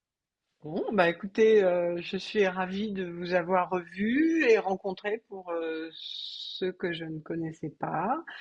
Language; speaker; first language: French; native; French